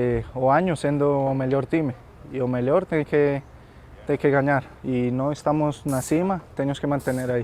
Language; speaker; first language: Portuguese; non-native, fluent; Spanish